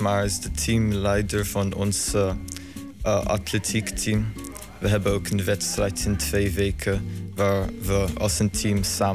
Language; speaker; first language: Dutch; non-native, fluent; Slovenian